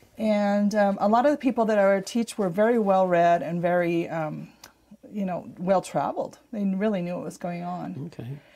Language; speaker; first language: English; native; English